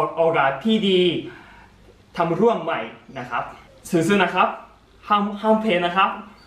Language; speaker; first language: Thai; non-native, learner; Japanese